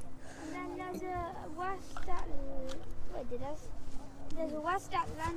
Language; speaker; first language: English; native; English